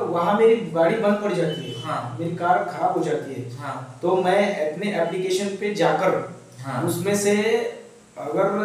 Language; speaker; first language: Hindi; non-native, local second language; Marathi